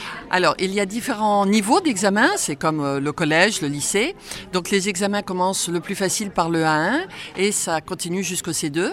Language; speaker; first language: French; native; French